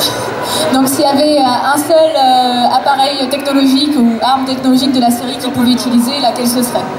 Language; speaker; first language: French; native; French